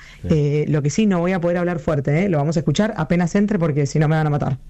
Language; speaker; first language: Spanish; native; Spanish